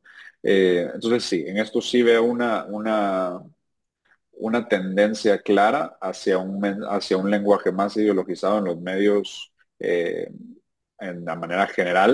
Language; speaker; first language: Spanish; native; Spanish